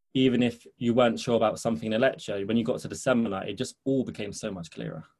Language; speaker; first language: English; early bilingual, heritage; English